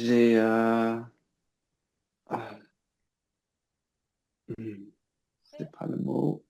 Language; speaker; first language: French; non-native, learner; English